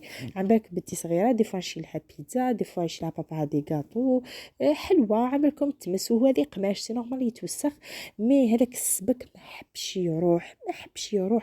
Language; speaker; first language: Arabic; native; Arabic